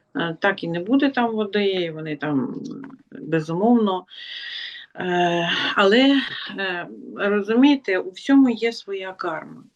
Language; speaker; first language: Ukrainian; non-native, local second language; Russian